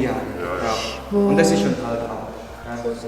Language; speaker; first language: German; non-native, learner; Filipino